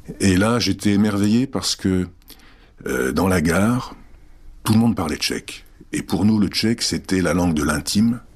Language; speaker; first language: French; early bilingual, other home language; Czech